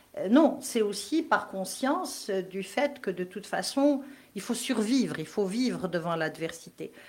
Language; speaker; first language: French; non-native, local second language; Kabyle